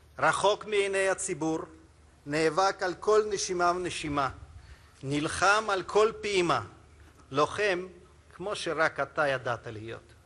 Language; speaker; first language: Hebrew; non-native, fluent; Russian